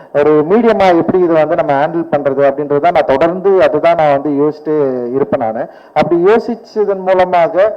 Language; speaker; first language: Tamil; native; Tamil